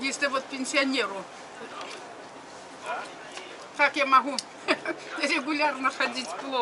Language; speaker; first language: Russian; native; Russian